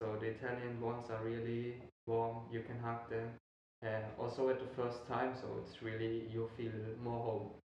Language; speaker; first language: English; non-native, fluent; German